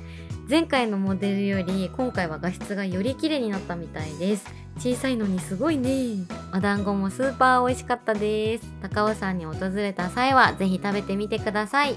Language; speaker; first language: Japanese; native; Japanese